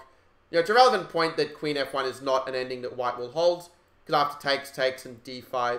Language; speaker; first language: English; native; English